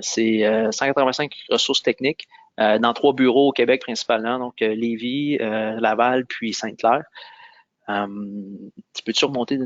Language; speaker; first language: French; native; French